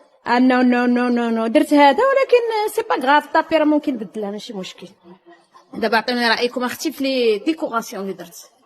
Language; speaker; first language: Arabic; native; Arabic